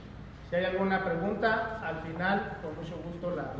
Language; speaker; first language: Spanish; native; Spanish